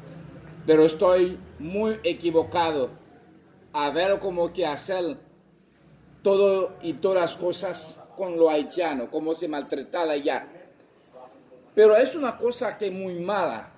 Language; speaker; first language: Spanish; non-native, local second language; Haitian Creole